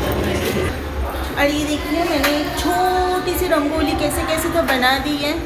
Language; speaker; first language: Hindi; non-native, local second language; Bangla